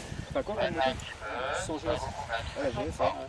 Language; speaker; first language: French; non-native, fluent; English